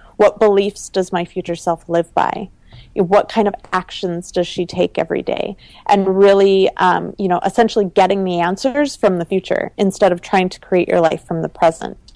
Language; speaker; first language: English; native; English